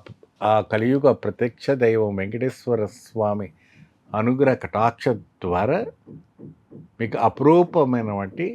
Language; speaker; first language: Telugu; non-native, fluent; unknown